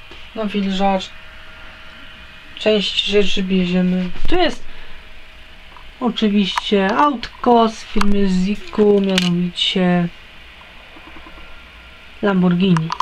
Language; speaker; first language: Polish; native; Polish